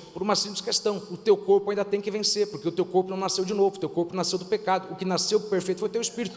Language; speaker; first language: Portuguese; native; Portuguese